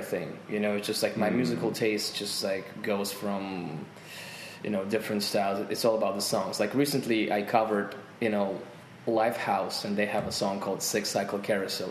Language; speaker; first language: English; non-native, fluent; Russian